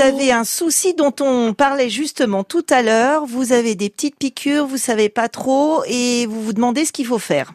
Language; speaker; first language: French; native; French